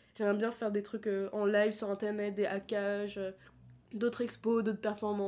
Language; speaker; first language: French; native; French